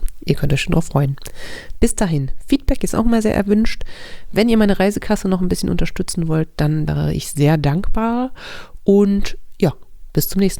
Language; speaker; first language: German; native; German